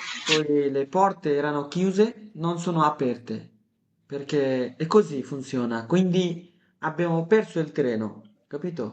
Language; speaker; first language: Italian; non-native, fluent; Bangla